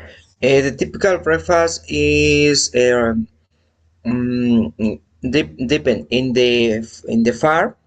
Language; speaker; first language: English; non-native, learner; Spanish